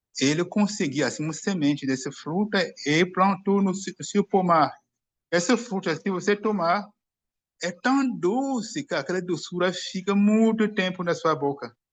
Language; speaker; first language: Portuguese; non-native, fluent; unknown